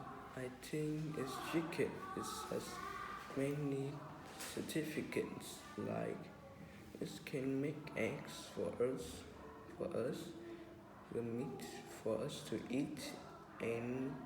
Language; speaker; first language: English; non-native, learner; Vietnamese